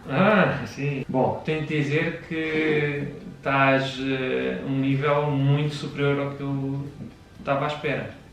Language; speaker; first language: Portuguese; native; Portuguese